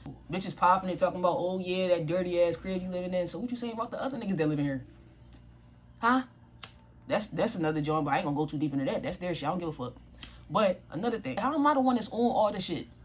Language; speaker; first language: English; native; English